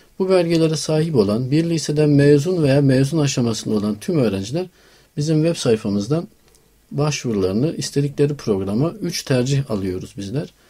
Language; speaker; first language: Turkish; native; Turkish